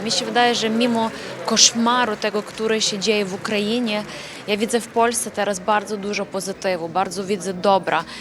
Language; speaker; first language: Polish; non-native, fluent; Ukrainian